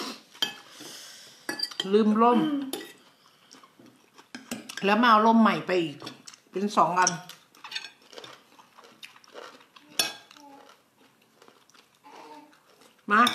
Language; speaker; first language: Thai; native; Thai